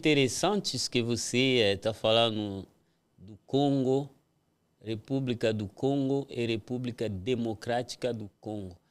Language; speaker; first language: Portuguese; non-native, fluent; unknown